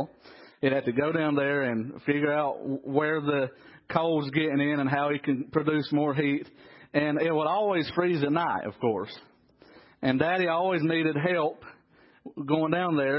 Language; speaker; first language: English; native; English